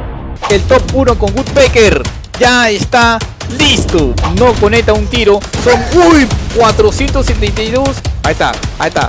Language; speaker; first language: Spanish; native; Spanish